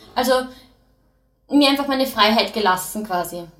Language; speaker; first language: German; native; German